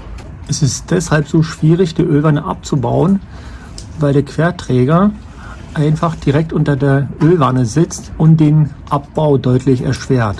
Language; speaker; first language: German; native; German